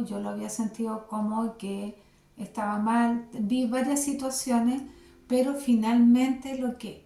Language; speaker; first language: Spanish; native; Spanish